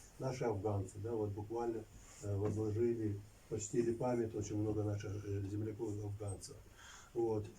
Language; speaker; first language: Russian; non-native, local second language; Lezghian